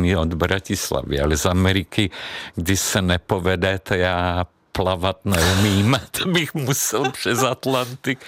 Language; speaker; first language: Czech; non-native, fluent; Hungarian